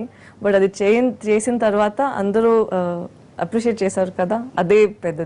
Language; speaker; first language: Telugu; non-native, fluent; Tamil